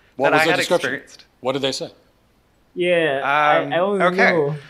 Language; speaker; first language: English; native; English